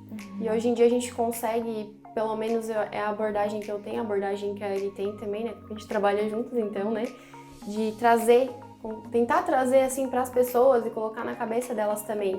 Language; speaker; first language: Portuguese; native; Portuguese